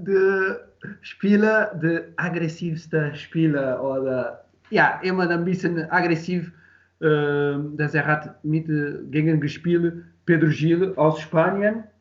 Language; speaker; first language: German; non-native, learner; Portuguese